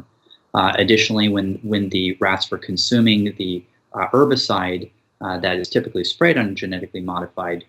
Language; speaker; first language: English; native; English